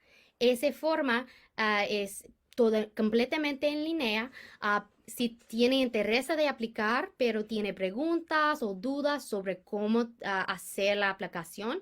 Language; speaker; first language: Spanish; non-native, fluent; English